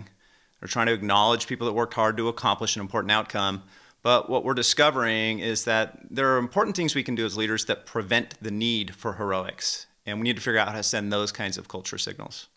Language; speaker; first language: English; native; English